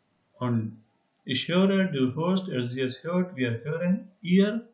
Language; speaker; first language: German; non-native, learner; Hindi